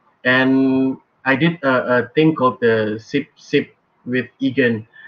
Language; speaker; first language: English; non-native, local second language; Malay